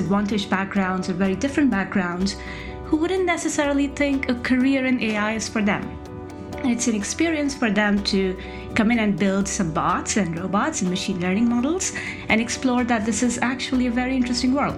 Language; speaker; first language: English; non-native, local second language; Hindi